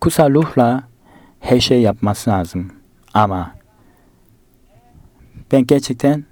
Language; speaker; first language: Turkish; non-native, fluent; Korean